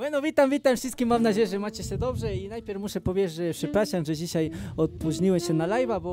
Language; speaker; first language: Polish; non-native, fluent; Spanish